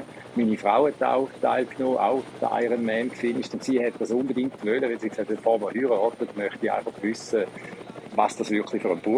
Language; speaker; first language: German; native; German